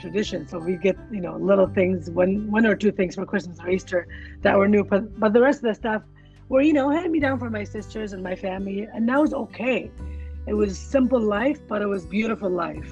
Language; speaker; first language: English; non-native, fluent; Arabic